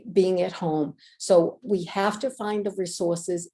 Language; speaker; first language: English; native; English